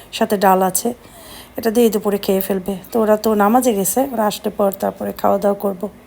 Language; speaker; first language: Bangla; native; Bangla